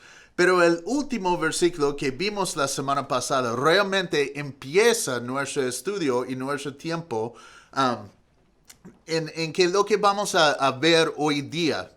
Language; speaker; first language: Spanish; non-native, fluent; English